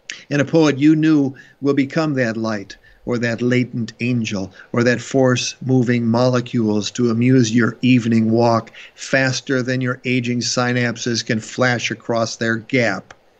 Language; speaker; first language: English; native; English